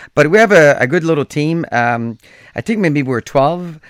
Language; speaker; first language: English; native; English